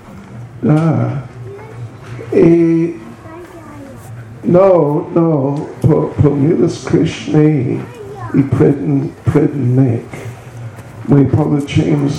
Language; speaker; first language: Russian; non-native, learner; English